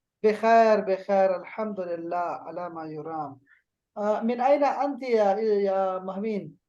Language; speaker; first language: Arabic; non-native, fluent; Urdu